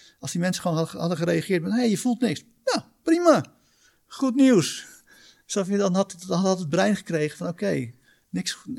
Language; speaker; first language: Dutch; native; Dutch